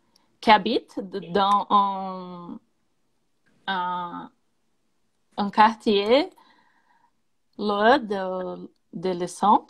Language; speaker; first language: French; non-native, learner; Portuguese